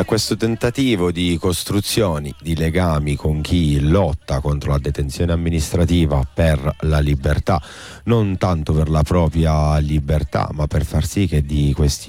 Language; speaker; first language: Italian; native; Italian